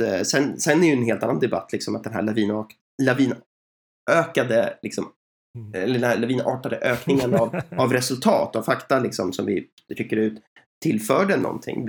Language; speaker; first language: Swedish; native; Swedish